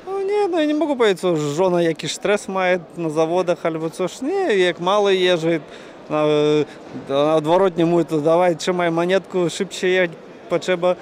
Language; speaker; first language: Polish; non-native, learner; Russian